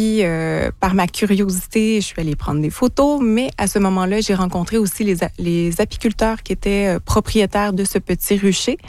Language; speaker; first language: French; native; French